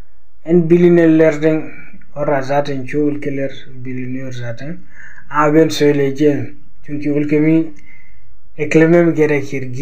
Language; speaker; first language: Turkish; non-native, fluent; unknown